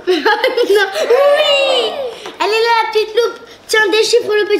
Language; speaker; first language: French; native; French